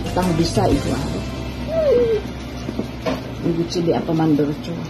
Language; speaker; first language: Korean; non-native, learner; Filipino